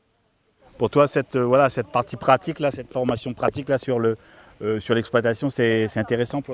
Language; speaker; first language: French; native; French